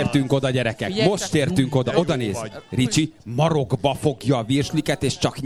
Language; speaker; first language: Hungarian; native; Hungarian